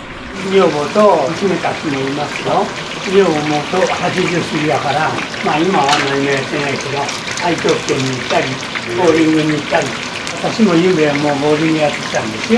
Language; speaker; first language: Japanese; native; Japanese